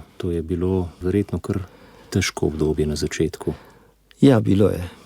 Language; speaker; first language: Slovenian; native; Slovenian